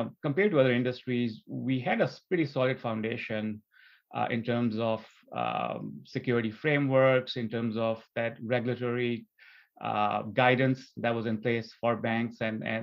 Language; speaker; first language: English; non-native, local second language; Urdu